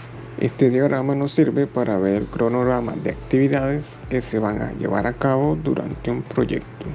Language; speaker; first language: Spanish; native; Spanish